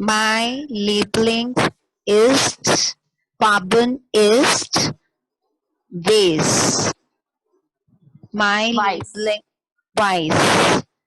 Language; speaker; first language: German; non-native, learner; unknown